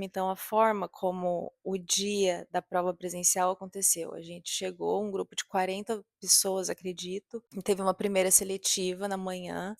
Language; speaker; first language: Portuguese; native; Portuguese